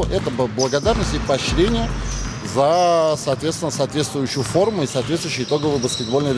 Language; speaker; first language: Russian; native; Russian